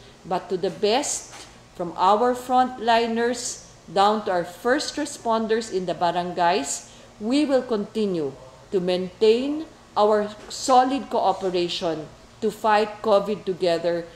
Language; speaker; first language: English; non-native, local second language; Chavacano